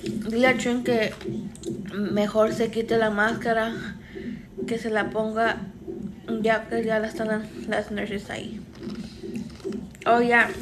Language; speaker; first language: Spanish; early bilingual, heritage; Spanish